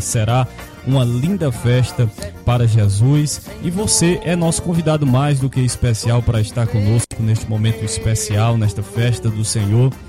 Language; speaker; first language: Portuguese; native; Portuguese